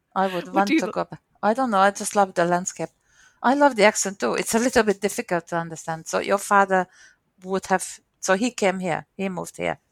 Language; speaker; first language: English; non-native, fluent; Hungarian